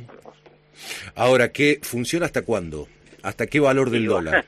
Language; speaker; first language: Spanish; native; Spanish